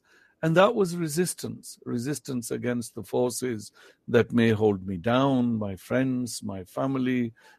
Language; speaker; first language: English; non-native, local second language; Pahari-Potwari